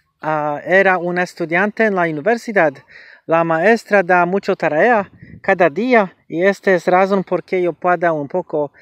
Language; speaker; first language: Spanish; non-native, learner; English